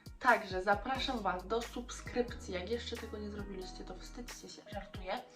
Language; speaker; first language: Polish; early bilingual, heritage; Polish